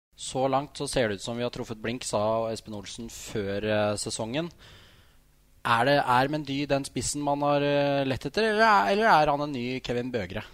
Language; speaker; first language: Norwegian; native; Norwegian